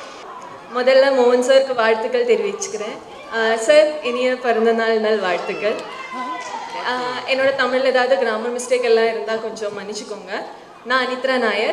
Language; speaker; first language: Tamil; non-native, fluent; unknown